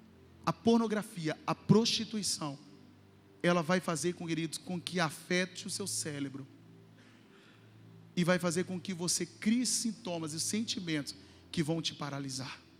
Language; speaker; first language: Portuguese; native; Portuguese